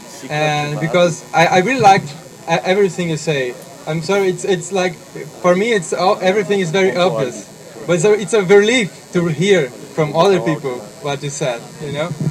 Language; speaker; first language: English; non-native, fluent; Portuguese